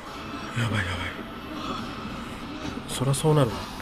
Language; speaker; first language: Japanese; native; Japanese